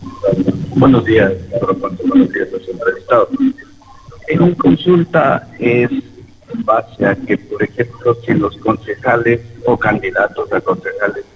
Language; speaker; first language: Spanish; native; Spanish